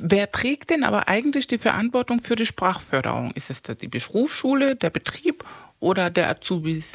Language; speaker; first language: German; non-native, fluent; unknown